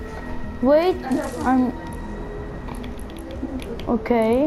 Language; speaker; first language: English; non-native, learner; Italian